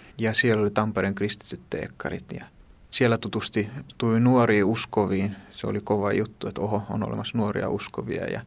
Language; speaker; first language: Finnish; early bilingual, heritage; Greek